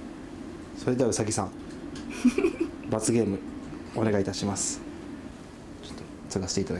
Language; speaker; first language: Japanese; native; Japanese